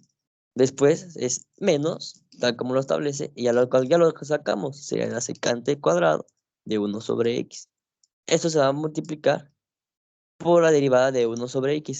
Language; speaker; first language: Spanish; native; Spanish